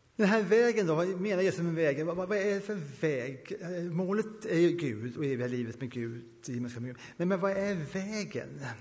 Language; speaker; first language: Swedish; early bilingual, heritage; Swedish